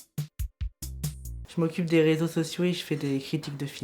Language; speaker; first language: French; native; French